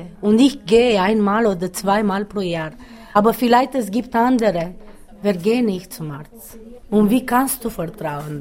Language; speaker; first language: German; non-native, learner; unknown